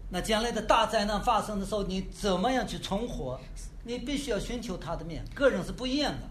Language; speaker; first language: Chinese; native; Chinese